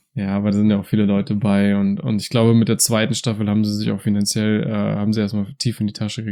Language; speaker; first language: German; native; German